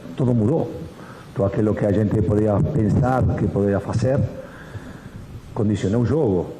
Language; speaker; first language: Portuguese; non-native, fluent; Spanish